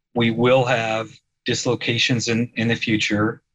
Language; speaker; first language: English; native; English